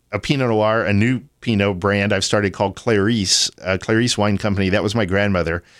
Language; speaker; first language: English; native; English